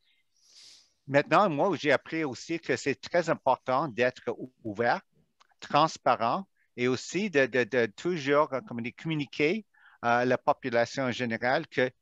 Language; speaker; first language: French; non-native, local second language; English